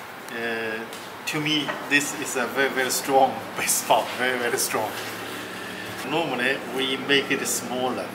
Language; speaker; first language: English; non-native, fluent; Chinese